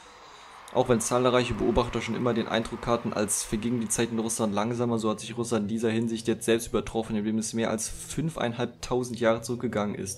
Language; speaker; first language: German; native; German